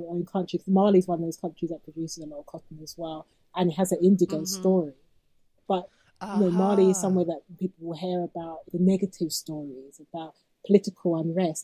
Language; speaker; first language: English; native; English